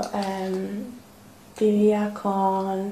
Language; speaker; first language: Spanish; non-native, learner; English